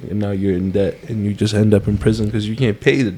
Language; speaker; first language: English; native; English